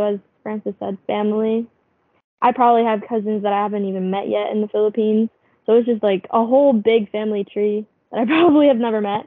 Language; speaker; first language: English; non-native, local second language; Filipino